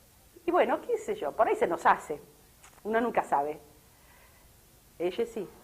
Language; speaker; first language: Spanish; native; Spanish